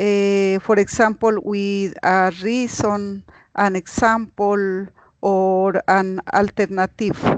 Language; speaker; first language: English; non-native, learner; Spanish